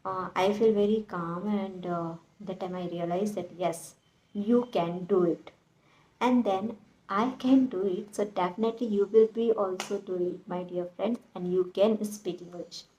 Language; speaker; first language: English; non-native, learner; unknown